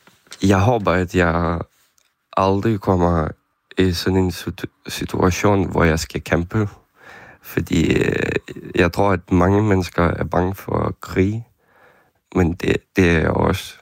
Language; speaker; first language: Danish; non-native, fluent; Ukrainian